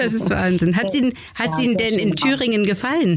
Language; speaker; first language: German; native; German